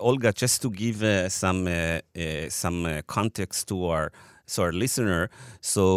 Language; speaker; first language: English; non-native, fluent; Hebrew